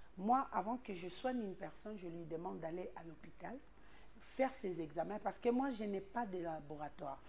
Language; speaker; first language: French; non-native, local second language; Lingala